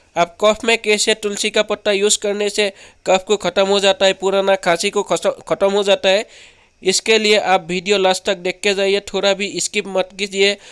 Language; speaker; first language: Hindi; non-native, local second language; Assamese